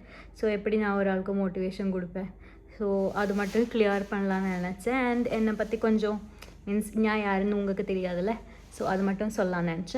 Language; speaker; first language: Tamil; non-native, local second language; Malayalam